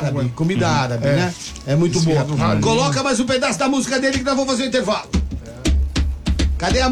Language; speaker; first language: Portuguese; native; Portuguese